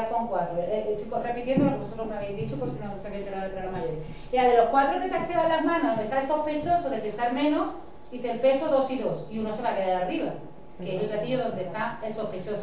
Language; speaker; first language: Spanish; native; Spanish